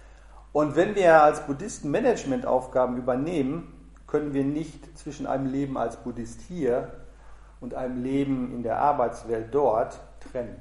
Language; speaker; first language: German; native; German